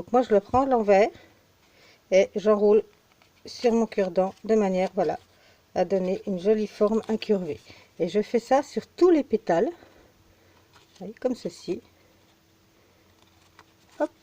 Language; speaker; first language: French; native; French